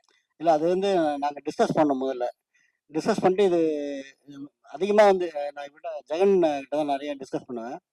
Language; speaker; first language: Tamil; native; Tamil